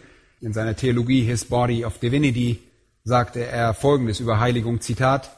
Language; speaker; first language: German; native; German